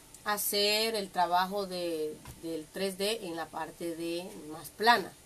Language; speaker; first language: Spanish; native; Spanish